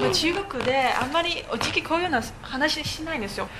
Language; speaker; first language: Japanese; non-native, fluent; Chinese